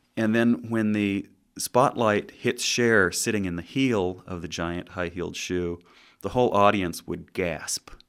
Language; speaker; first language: English; native; English